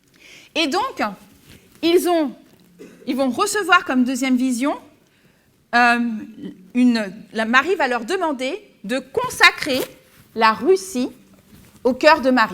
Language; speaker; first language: French; native; French